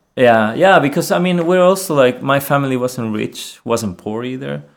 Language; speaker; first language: English; non-native, fluent; Spanish